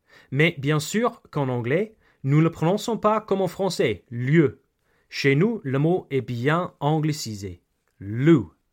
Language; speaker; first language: French; non-native, fluent; English